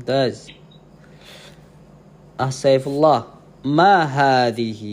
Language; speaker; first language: Arabic; non-native, fluent; Indonesian